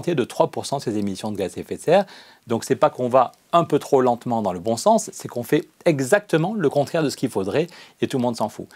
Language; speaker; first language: French; native; French